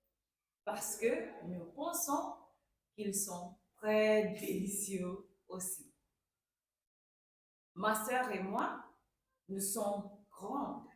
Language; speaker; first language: French; non-native, fluent; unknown